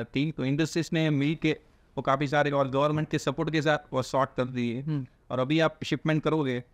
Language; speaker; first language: Hindi; non-native, local second language; Gujarati